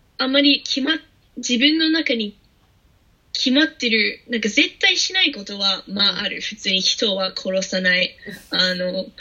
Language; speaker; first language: Japanese; non-native, fluent; English